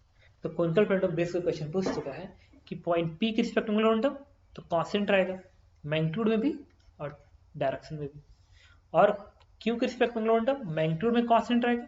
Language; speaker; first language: Hindi; native; Hindi